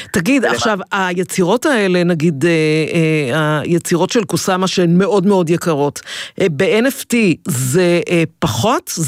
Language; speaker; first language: Hebrew; native; Hebrew